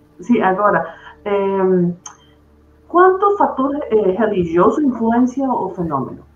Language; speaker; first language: Portuguese; non-native, fluent; Spanish